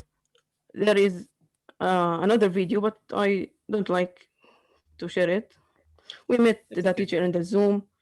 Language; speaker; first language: English; non-native, learner; Arabic